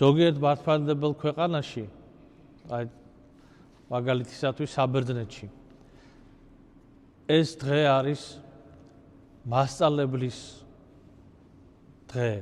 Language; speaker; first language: Georgian; native; Georgian